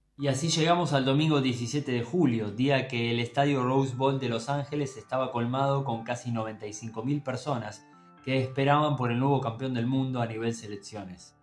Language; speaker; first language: Spanish; native; Spanish